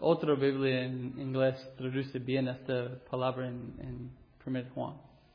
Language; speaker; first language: Spanish; non-native, fluent; English